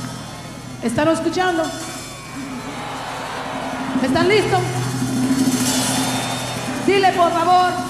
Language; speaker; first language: Spanish; non-native, learner; English